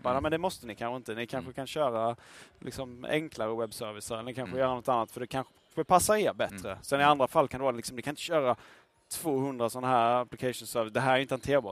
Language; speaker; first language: Swedish; native; Swedish